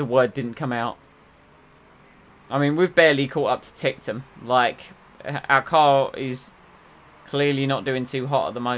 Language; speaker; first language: English; native; English